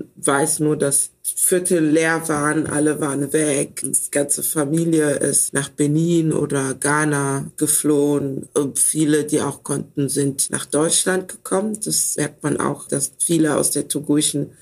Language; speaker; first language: German; early bilingual, other home language; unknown